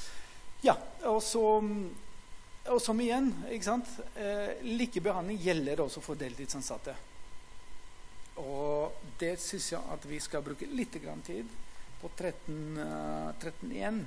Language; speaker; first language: Norwegian; non-native, fluent; Greek